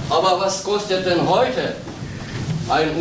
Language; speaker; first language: German; non-native, fluent; Turkish